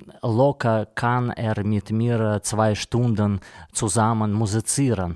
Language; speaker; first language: German; non-native, learner; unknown